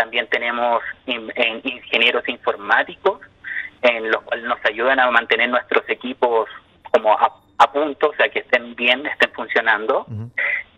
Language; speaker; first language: Spanish; native; Spanish